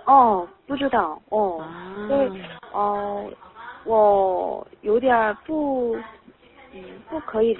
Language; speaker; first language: Chinese; non-native, learner; Korean